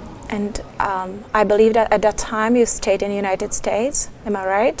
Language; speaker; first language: English; non-native, fluent; Czech